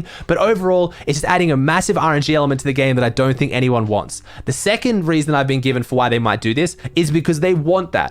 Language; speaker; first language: English; native; English